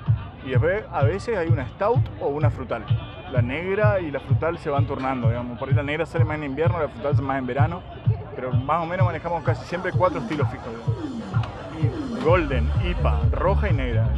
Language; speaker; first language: Spanish; native; Spanish